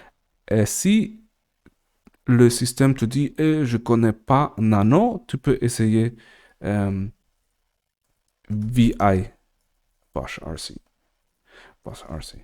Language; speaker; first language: French; non-native, learner; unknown